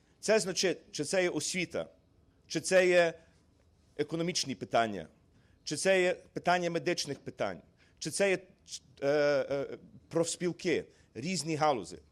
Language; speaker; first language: Ukrainian; early bilingual, heritage; Ukrainian